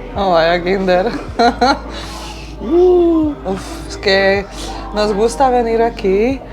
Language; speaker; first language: Spanish; non-native, learner; Bosnian